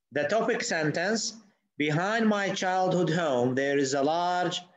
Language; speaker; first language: English; non-native, fluent; Arabic